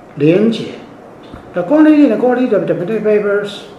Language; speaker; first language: English; non-native, fluent; Chinese